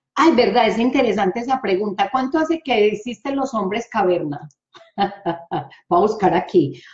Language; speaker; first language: Spanish; native; Spanish